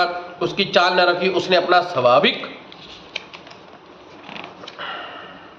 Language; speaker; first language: Hindi; native; Hindi